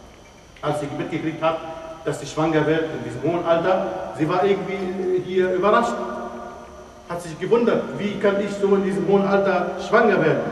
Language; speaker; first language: German; non-native, fluent; Arabic